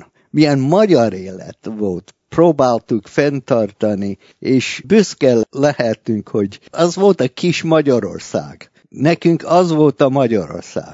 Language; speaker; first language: Hungarian; early bilingual, heritage; Hungarian